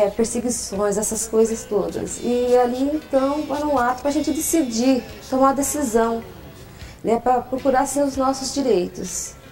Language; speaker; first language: Portuguese; non-native, fluent; Italian